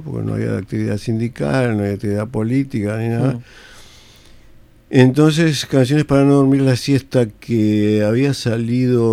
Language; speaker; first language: Spanish; native; Spanish